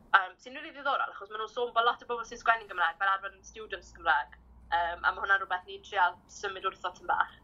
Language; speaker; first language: Welsh; native; Welsh